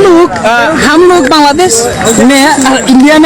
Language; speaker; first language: Hindi; non-native, learner; Bangla